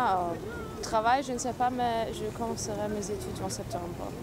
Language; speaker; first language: French; non-native, fluent; Spanish